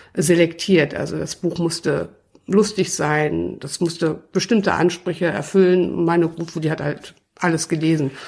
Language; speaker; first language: German; native; German